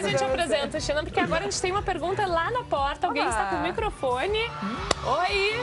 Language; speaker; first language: Portuguese; native; Portuguese